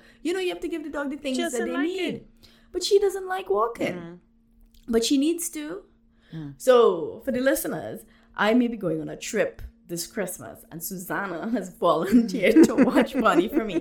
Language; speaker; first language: English; native; English